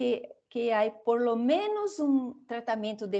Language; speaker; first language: Spanish; non-native, fluent; Portuguese